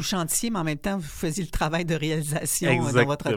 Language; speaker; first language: French; native; French